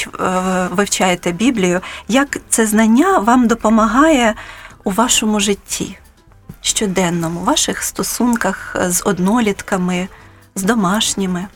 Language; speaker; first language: Ukrainian; native; Ukrainian